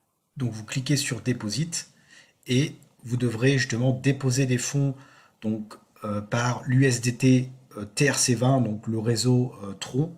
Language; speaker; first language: French; native; French